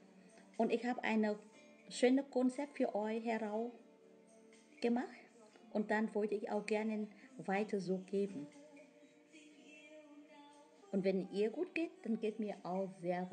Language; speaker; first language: German; non-native, learner; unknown